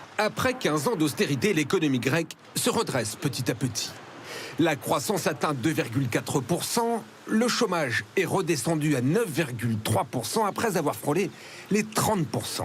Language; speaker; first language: French; native; French